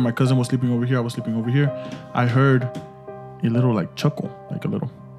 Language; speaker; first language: English; early bilingual, other home language; Spanish